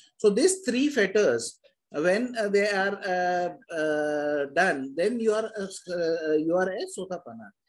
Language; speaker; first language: English; non-native, local second language; Hindi